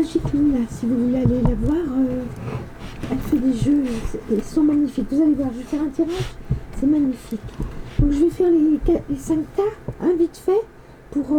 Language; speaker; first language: French; native; French